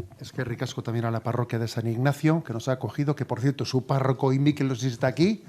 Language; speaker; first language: Spanish; native; Spanish